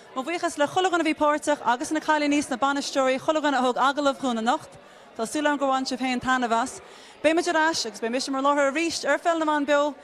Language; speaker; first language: Irish; native; Irish